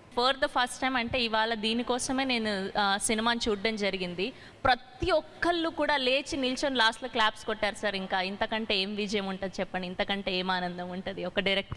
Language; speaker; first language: Telugu; native; Telugu